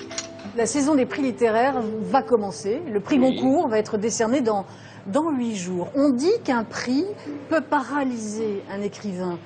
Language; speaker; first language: French; native; French